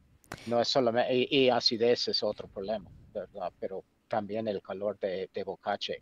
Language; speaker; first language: Spanish; non-native, fluent; English